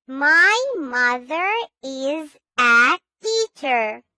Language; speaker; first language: English; non-native, learner; Urdu